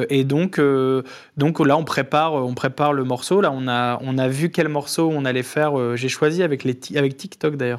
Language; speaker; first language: French; native; French